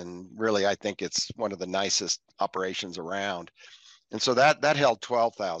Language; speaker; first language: English; native; English